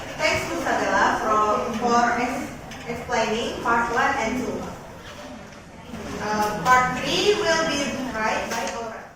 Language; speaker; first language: English; non-native, learner; Indonesian